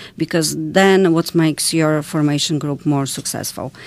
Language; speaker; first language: English; non-native, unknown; Polish